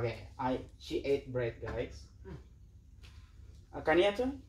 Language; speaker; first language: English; non-native, learner; Indonesian